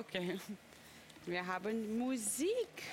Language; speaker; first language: German; non-native, learner; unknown